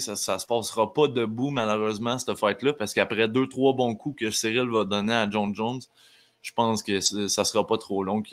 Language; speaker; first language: French; native; French